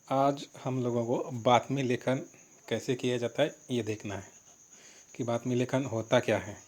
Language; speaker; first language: Hindi; non-native, local second language; Marathi